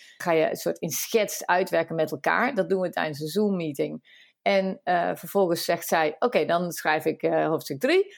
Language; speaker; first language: Dutch; native; Dutch